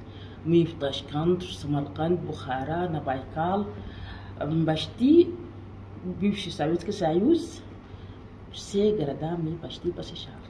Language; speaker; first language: Russian; non-native, fluent; Arabic